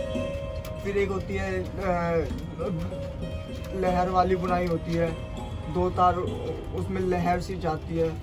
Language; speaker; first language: Hindi; native; Hindi